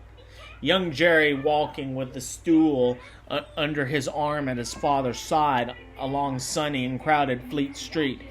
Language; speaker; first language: English; native; English